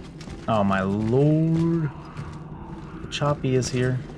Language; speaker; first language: English; native; English